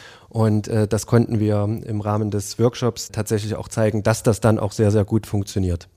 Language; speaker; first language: German; native; German